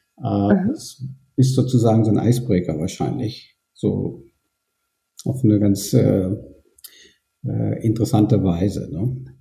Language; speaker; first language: German; early bilingual, other home language; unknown